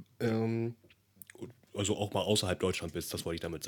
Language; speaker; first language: German; native; German